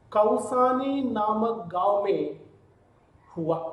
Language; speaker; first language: Hindi; non-native, local second language; Telugu